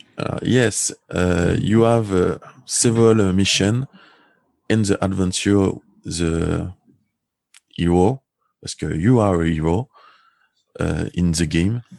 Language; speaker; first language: English; non-native, learner; French